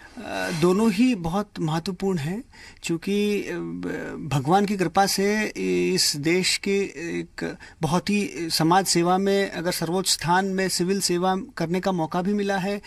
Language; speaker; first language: Hindi; non-native, local second language; Kannada